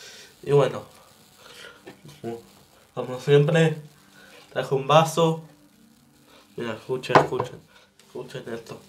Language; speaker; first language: Spanish; native; Spanish